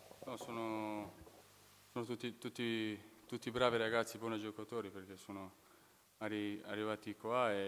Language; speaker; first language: Italian; non-native, fluent; Serbian